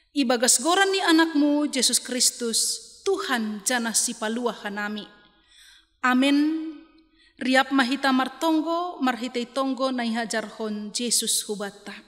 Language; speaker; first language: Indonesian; non-native, local second language; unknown